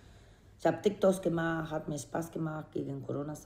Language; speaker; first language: German; non-native, learner; Spanish